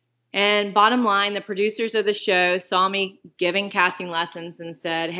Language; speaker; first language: English; native; English